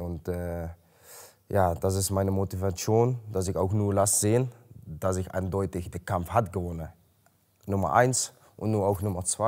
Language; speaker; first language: German; non-native, learner; Dutch